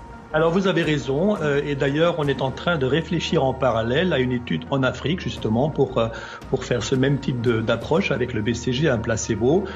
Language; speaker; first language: French; native; French